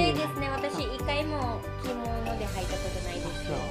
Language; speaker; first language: Japanese; non-native, learner; Hindi